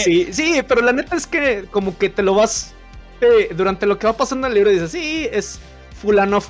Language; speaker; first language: Spanish; native; Spanish